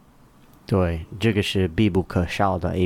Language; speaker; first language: Chinese; non-native, learner; English